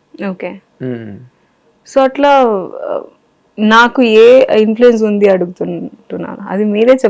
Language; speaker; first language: Telugu; non-native, learner; Tamil